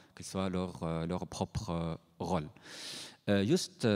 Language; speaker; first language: French; non-native, fluent; Arabic